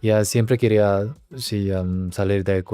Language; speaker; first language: Spanish; non-native, learner; Korean